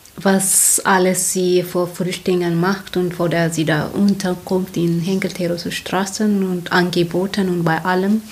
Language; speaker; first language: German; non-native, learner; Tigrinya